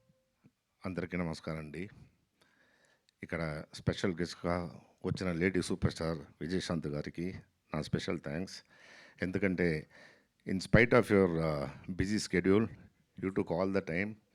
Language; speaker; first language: Telugu; non-native, fluent; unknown